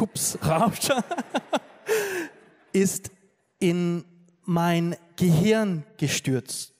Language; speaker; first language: German; non-native, learner; Danish